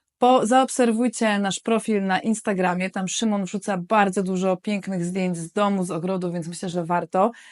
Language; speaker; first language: Polish; native; Polish